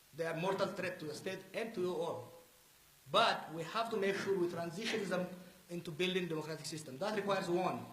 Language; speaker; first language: English; non-native, local second language; Amharic